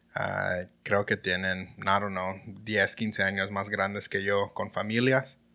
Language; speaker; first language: Spanish; early bilingual, heritage; Spanish